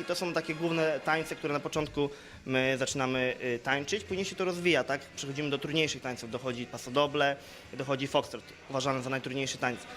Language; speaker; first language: Polish; native; Polish